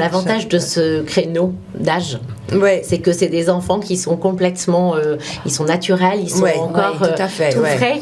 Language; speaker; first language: French; native; French